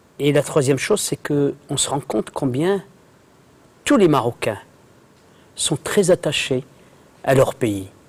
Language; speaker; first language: French; non-native, local second language; Arabic